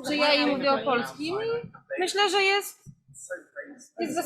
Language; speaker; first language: Polish; early bilingual, heritage; Polish